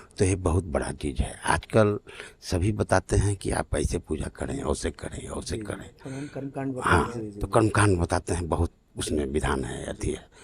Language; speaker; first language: Hindi; native; Hindi